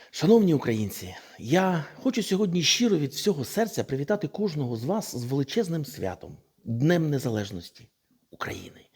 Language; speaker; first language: Ukrainian; non-native, local second language; Russian